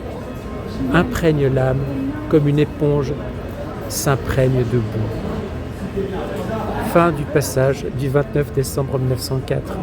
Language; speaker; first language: French; native; French